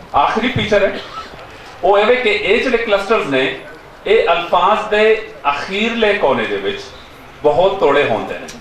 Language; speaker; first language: Punjabi; non-native, local second language; Pashto